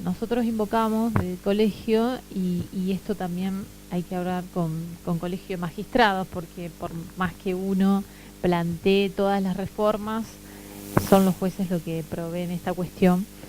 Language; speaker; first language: Spanish; native; Spanish